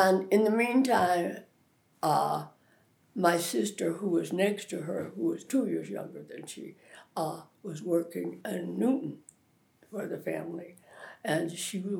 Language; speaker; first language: English; native; English